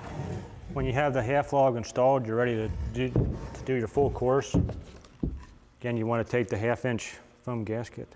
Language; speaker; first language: English; native; English